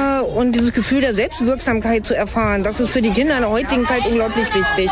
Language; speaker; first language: German; native; German